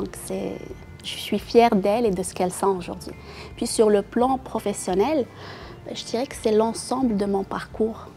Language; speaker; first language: French; non-native, local second language; Arabic